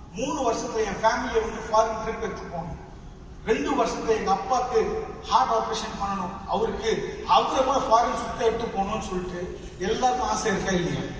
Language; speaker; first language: Tamil; non-native, local second language; Gujarati